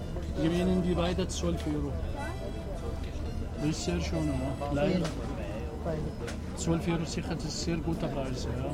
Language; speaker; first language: German; non-native, learner; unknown